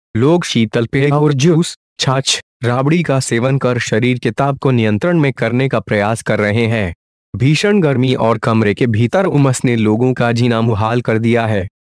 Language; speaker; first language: Hindi; native; Hindi